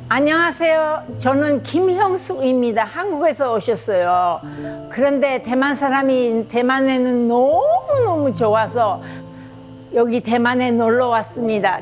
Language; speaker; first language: Korean; early bilingual, heritage; Korean